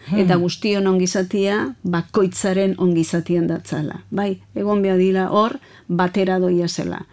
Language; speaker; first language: Basque; native; Basque